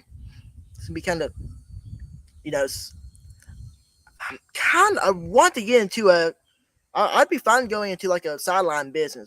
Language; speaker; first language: English; native; English